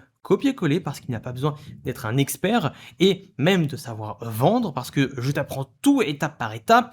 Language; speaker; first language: French; native; French